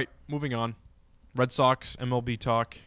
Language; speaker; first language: English; native; English